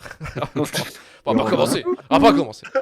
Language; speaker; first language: French; native; French